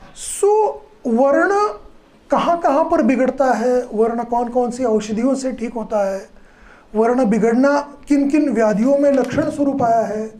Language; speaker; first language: Hindi; non-native, local second language; Marathi